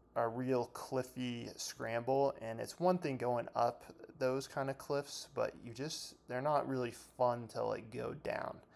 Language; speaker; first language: English; native; English